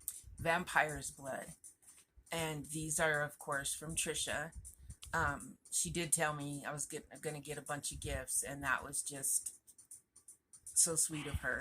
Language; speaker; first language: English; native; English